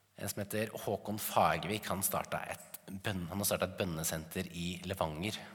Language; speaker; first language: Norwegian; native; Norwegian